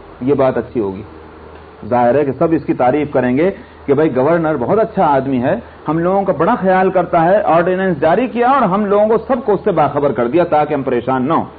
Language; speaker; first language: Urdu; native; Urdu